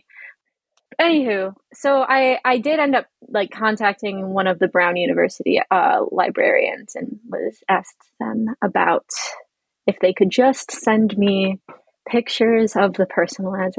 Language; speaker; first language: English; native; English